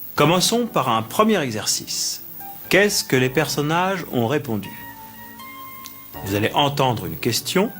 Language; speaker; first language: French; native; French